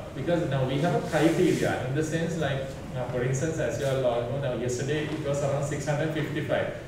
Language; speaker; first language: English; non-native, local second language; Sinhala